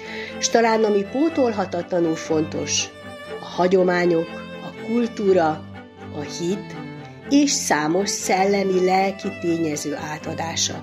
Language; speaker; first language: Hungarian; native; Hungarian